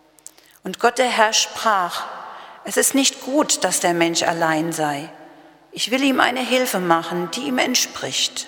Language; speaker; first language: German; native; German